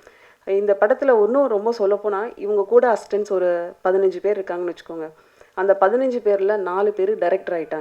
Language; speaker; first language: Tamil; native; Tamil